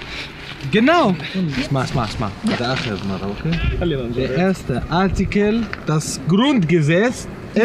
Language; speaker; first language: German; non-native, fluent; Arabic